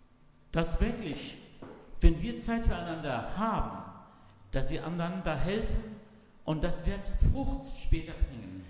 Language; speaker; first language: German; non-native, fluent; Arabic